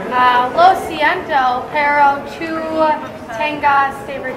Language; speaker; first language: Spanish; non-native, learner; English